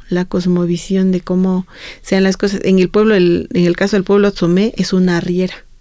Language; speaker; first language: Spanish; non-native, local second language; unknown